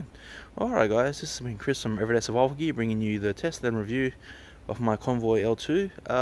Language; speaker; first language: English; native; English